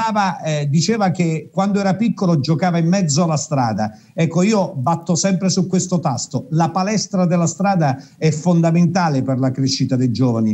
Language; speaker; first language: Italian; native; Italian